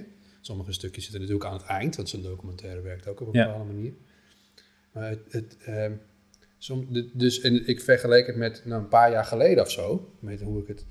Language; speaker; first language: Dutch; native; Dutch